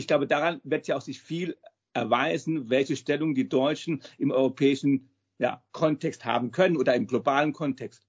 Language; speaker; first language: German; native; German